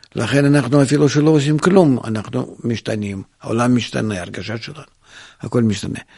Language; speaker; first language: Hebrew; non-native, fluent; Russian